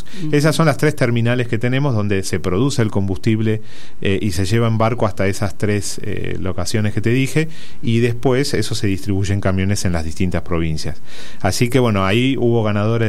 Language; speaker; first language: Spanish; native; Spanish